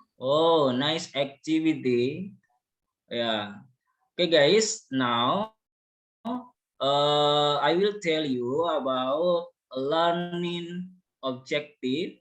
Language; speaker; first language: English; non-native, learner; Indonesian